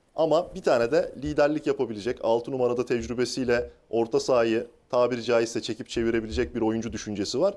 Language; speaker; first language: Turkish; native; Turkish